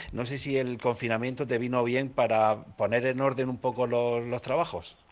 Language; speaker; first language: Spanish; native; Spanish